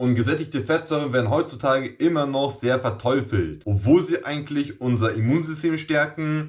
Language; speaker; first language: German; native; German